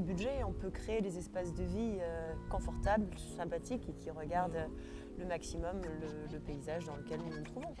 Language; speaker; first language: French; native; French